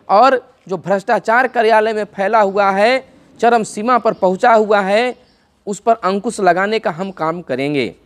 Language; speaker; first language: Hindi; native; Hindi